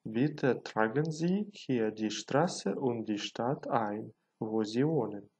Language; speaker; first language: German; non-native, fluent; Ukrainian